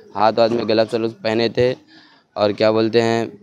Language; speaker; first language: Hindi; native; Hindi